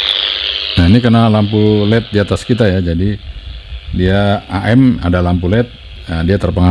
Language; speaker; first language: Indonesian; native; Indonesian